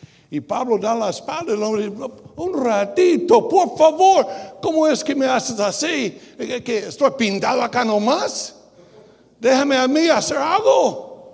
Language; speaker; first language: Spanish; non-native, fluent; English